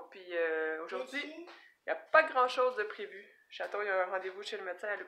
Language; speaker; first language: French; native; French